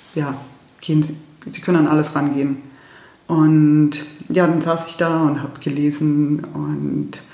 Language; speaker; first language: German; early bilingual, heritage; German